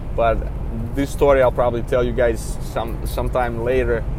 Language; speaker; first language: English; non-native, fluent; Russian